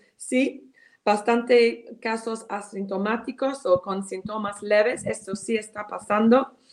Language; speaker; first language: Spanish; non-native, fluent; English